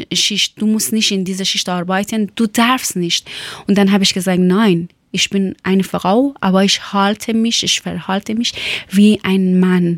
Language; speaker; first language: German; non-native, learner; Persian